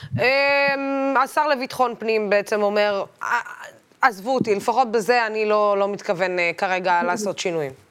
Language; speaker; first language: Hebrew; non-native, local second language; Arabic